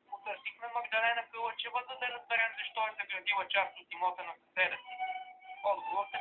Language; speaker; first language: Bulgarian; native; Bulgarian